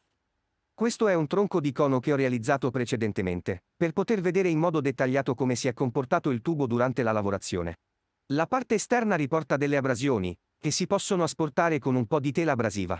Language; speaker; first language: Italian; native; Italian